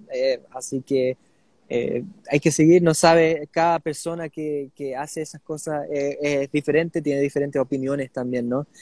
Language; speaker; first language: Spanish; early bilingual, heritage; Spanish